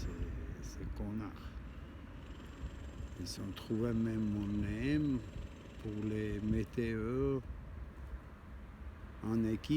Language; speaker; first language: French; non-native, learner; Armenian